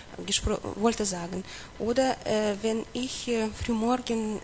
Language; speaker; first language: German; non-native, learner; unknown